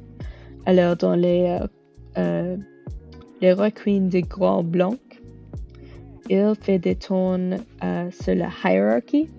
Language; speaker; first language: French; non-native, learner; English